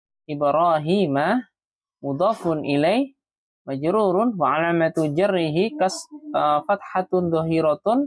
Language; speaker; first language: Arabic; non-native, fluent; Indonesian